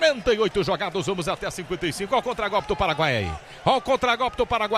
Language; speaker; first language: Portuguese; native; Portuguese